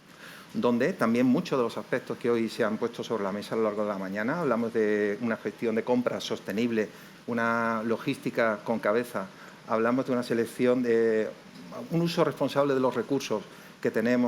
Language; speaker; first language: Spanish; native; Spanish